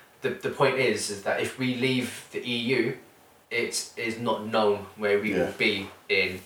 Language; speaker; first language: English; native; English